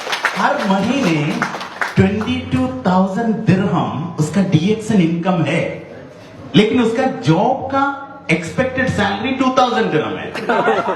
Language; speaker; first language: Hindi; non-native, learner; Nepali